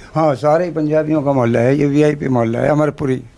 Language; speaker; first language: Hindi; native; Hindi